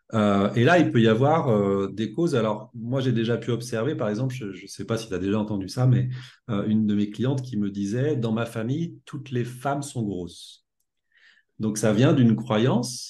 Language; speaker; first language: French; native; French